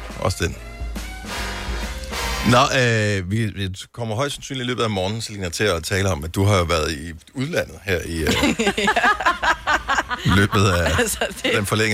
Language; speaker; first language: Danish; native; Danish